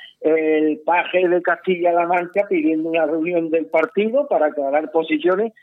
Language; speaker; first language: Spanish; native; Spanish